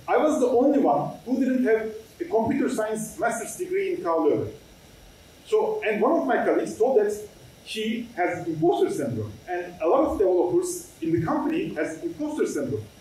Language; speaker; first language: English; non-native, fluent; Turkish